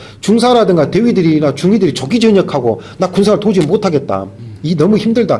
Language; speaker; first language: Korean; native; Korean